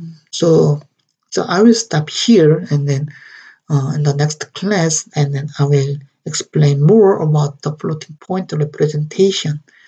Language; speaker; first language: English; non-native, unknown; Korean